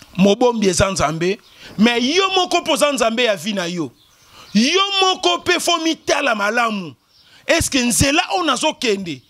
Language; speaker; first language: Lingala; native; Lingala